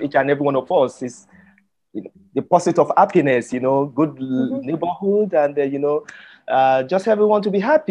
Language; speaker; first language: English; non-native, local second language; Yoruba